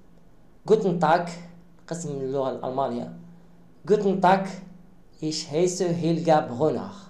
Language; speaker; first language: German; non-native, learner; Arabic